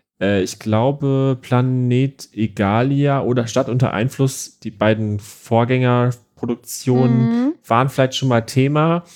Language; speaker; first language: German; native; German